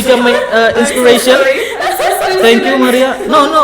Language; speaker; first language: English; non-native, learner; Indonesian